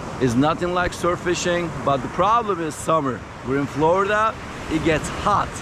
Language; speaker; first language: English; native; English